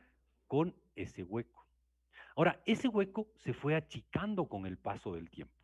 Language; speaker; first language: Spanish; native; Spanish